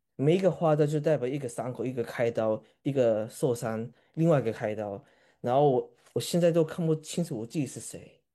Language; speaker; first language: Chinese; early bilingual, heritage; Chinese